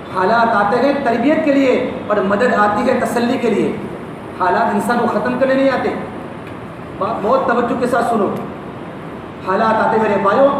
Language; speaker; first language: Urdu; non-native, local second language; Gujarati